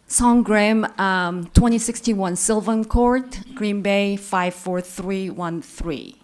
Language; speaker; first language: English; non-native, fluent; Korean